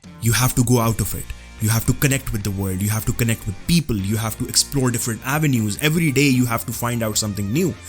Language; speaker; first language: English; non-native, local second language; Urdu